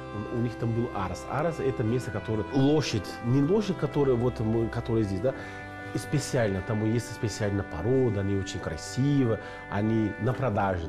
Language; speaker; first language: Russian; non-native, learner; Portuguese